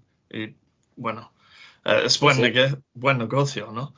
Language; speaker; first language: Spanish; non-native, learner; English